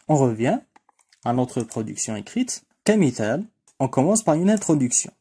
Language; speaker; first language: French; non-native, local second language; Arabic